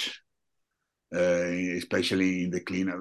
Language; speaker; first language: English; non-native, fluent; Italian